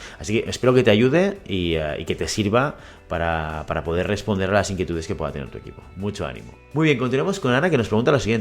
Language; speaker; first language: Spanish; native; Spanish